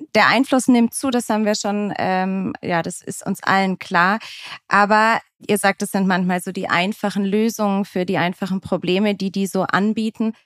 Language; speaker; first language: German; native; German